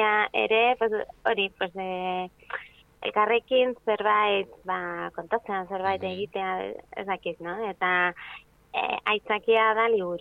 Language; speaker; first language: Basque; non-native, fluent; Spanish